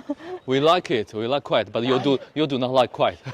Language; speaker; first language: English; non-native, learner; Chinese